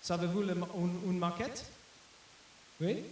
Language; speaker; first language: French; non-native, learner; English